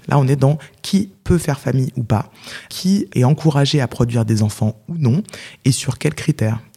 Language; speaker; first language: French; native; French